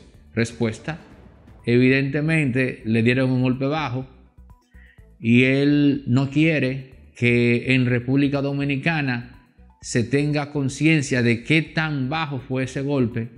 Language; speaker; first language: Spanish; native; Spanish